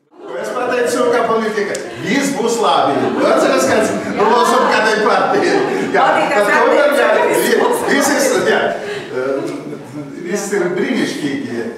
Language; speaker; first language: Latvian; non-native, local second language; Russian